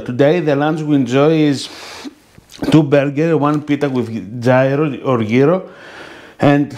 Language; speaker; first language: English; non-native, learner; Greek